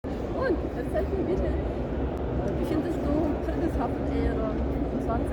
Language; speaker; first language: German; non-native, learner; Russian